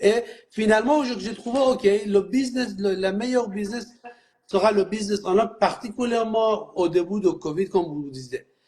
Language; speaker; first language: French; non-native, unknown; Persian